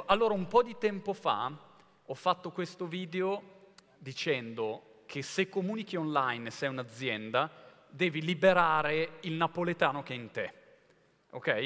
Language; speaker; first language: Italian; native; Italian